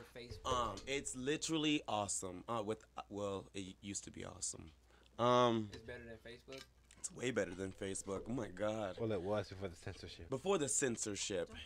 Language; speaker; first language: English; native; English